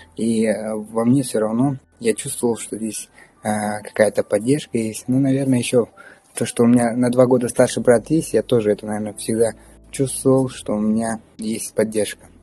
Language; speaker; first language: Russian; early bilingual, other home language; Pashto